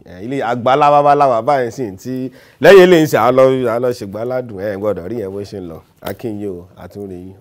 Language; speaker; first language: Yoruba; native; Yoruba